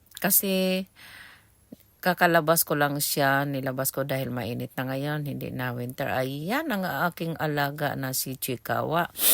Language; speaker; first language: Filipino; non-native, local second language; Cebuano